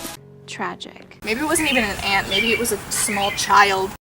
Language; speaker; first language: English; native; English